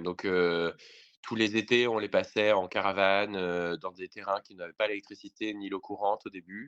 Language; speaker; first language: French; native; French